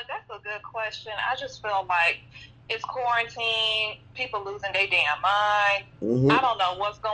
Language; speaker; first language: English; native; English